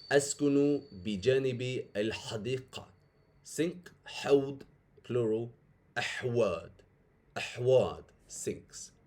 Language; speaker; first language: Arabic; non-native, fluent; English